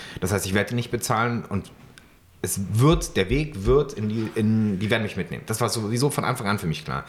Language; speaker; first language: German; native; German